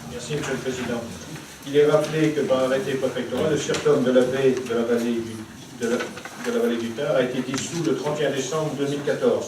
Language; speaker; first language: French; native; French